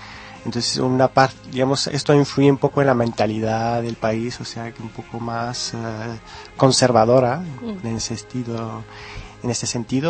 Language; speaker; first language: Spanish; early bilingual, heritage; Spanish